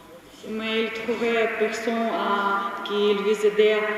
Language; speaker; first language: French; non-native, learner; Ukrainian